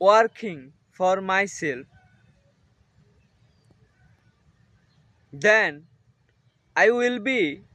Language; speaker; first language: English; non-native, learner; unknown